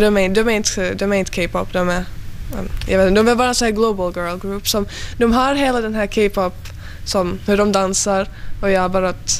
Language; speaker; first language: Swedish; early bilingual, other home language; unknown